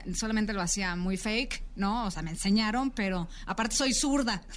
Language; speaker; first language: Spanish; native; Spanish